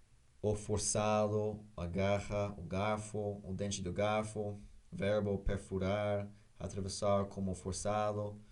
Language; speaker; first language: Portuguese; non-native, learner; English